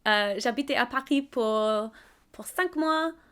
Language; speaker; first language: French; non-native, learner; English